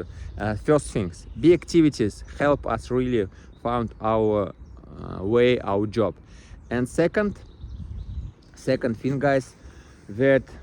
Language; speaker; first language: English; non-native, learner; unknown